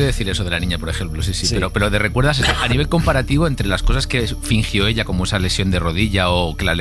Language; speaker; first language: Spanish; native; Spanish